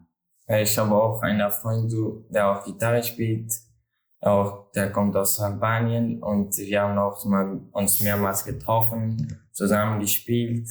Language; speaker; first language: German; non-native, learner; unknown